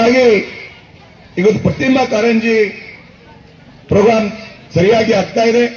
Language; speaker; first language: Kannada; non-native, local second language; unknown